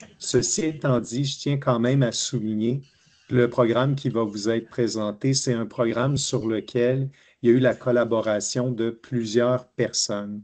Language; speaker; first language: French; native; French